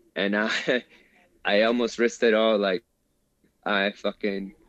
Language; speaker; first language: English; early bilingual, other home language; Spanish